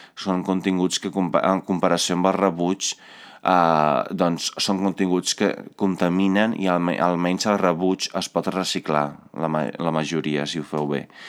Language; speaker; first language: Catalan; non-native, fluent; Italian